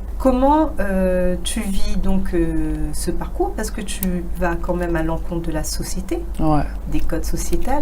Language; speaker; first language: French; native; French